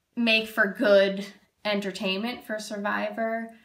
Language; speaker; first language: English; native; English